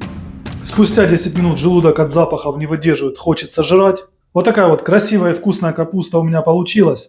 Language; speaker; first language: Russian; native; Russian